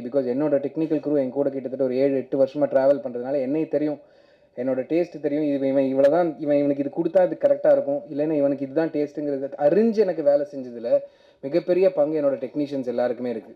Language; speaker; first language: Tamil; native; Tamil